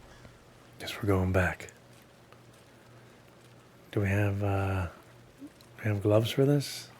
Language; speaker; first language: English; native; English